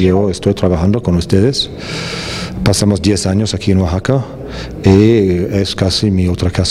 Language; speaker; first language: Spanish; non-native, fluent; English